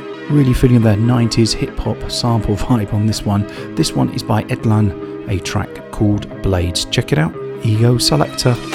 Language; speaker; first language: English; native; English